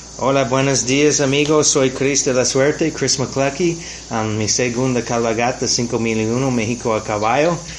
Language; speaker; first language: Spanish; non-native, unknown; English